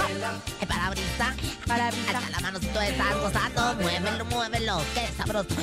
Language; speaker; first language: Spanish; native; Spanish